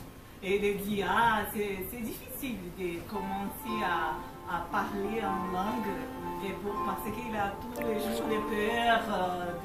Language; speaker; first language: French; non-native, learner; Portuguese